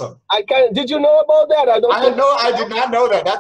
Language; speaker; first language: English; non-native, fluent; Portuguese